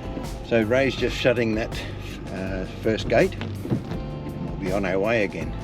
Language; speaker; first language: English; native; English